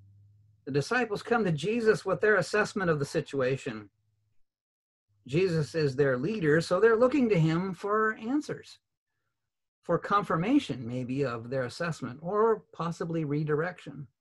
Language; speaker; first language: English; native; English